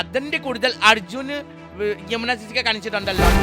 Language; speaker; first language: Malayalam; non-native, local second language; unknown